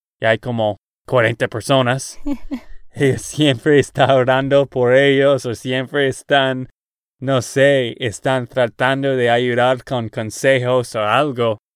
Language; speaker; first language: Spanish; non-native, fluent; English